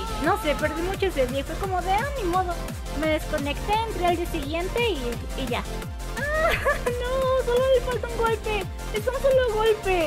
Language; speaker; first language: Spanish; native; Spanish